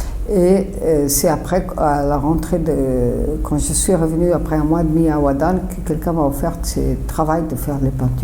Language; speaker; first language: French; non-native, fluent; Portuguese